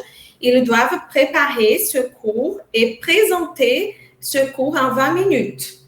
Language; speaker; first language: French; non-native, fluent; Portuguese